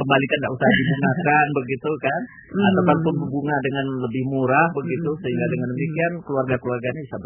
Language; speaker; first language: Indonesian; non-native, local second language; Javanese